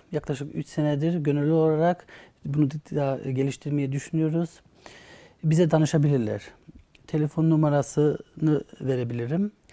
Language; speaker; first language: Turkish; early bilingual, heritage; Turkish